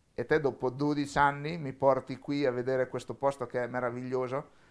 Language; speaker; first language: Italian; native; Italian